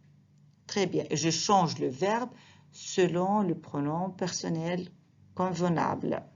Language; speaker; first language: French; non-native, fluent; Arabic